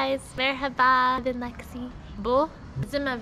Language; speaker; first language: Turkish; non-native, learner; English